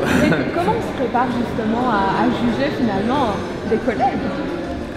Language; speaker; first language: French; native; French